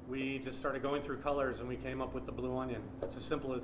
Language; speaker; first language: English; native; English